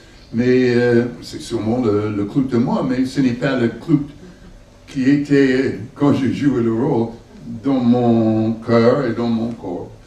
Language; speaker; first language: French; non-native, learner; English